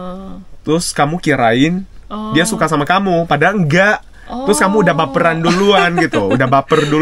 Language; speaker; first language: Indonesian; native; Indonesian